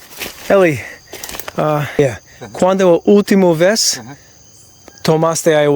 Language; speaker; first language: Spanish; non-native, learner; English